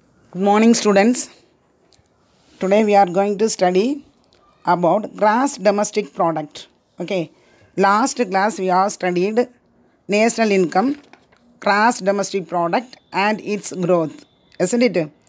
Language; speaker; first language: English; non-native, local second language; Tamil